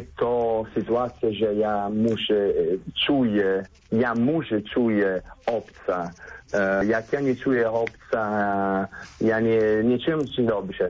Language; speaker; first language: Polish; non-native, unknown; Italian